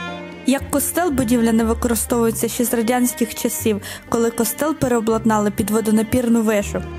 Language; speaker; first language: Ukrainian; native; Ukrainian